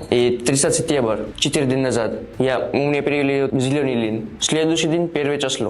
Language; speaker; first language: Russian; non-native, learner; Gujarati